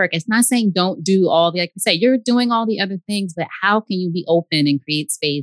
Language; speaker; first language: English; native; English